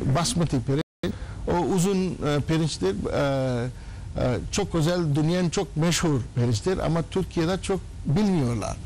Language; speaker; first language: Turkish; non-native, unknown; Urdu